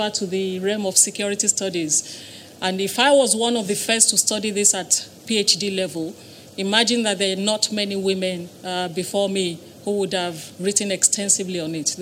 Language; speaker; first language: English; non-native, local second language; Yoruba